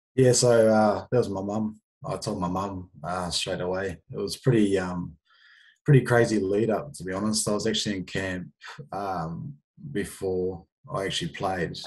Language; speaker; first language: English; native; English